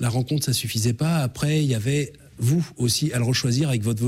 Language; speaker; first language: French; native; French